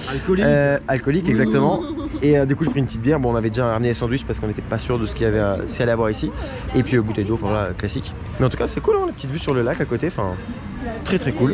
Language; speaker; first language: French; native; French